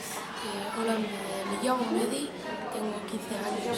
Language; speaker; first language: Spanish; early bilingual, other home language; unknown